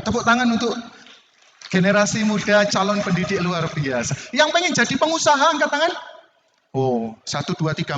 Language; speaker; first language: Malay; non-native, local second language; Javanese